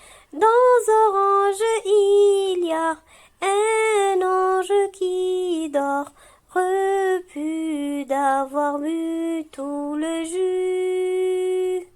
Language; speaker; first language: French; non-native, local second language; Arabic